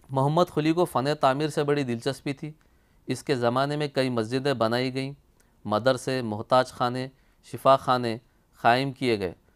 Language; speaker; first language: Urdu; native; Urdu